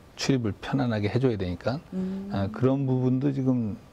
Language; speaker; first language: Korean; native; Korean